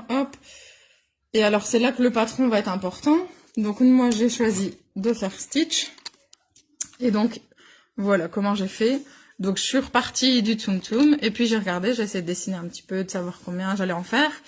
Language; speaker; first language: French; native; French